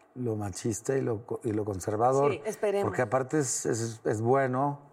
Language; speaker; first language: Spanish; native; Spanish